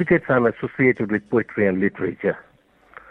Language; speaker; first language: English; non-native, local second language; Bangla